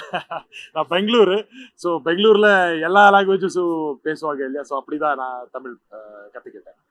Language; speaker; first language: Tamil; non-native, local second language; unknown